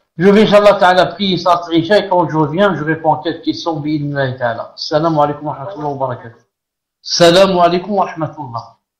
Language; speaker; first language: French; non-native, local second language; Arabic